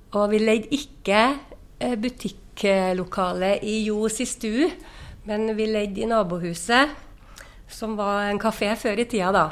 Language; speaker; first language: Norwegian; native; Norwegian